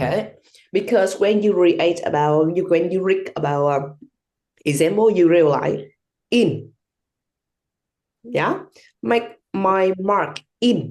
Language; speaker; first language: English; non-native, learner; Vietnamese